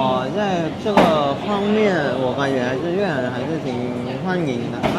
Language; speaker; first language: Chinese; non-native, fluent; Vietnamese